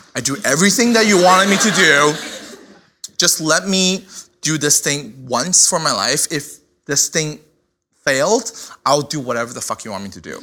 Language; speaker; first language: English; non-native, fluent; Chinese